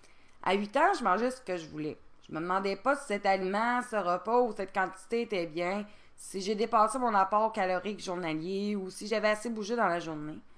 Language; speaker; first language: French; native; French